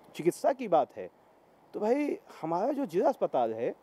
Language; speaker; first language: Hindi; native; Hindi